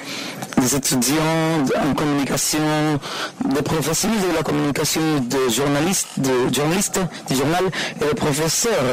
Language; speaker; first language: French; non-native, fluent; Spanish